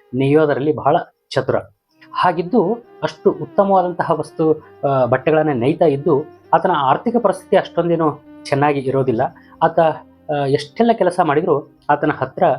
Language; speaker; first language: Kannada; native; Kannada